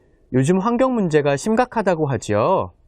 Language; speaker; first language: Korean; native; Korean